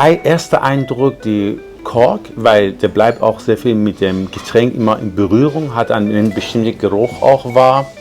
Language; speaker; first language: German; non-native, fluent; Persian